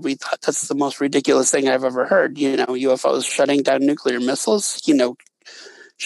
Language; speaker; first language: English; native; English